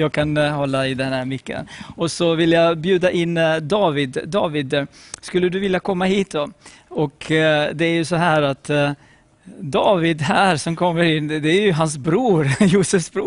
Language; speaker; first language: Swedish; native; Swedish